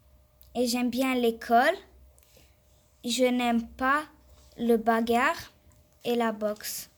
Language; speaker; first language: French; early bilingual, other home language; Romanian